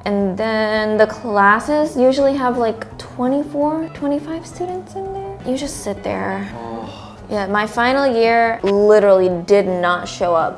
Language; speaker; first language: English; native; English